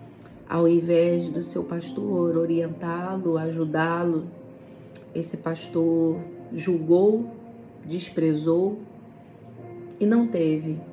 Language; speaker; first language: Portuguese; native; Portuguese